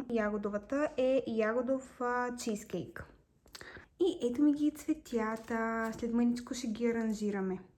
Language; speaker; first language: Bulgarian; native; Bulgarian